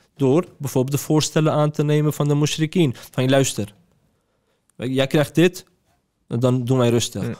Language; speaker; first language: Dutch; early bilingual, other home language; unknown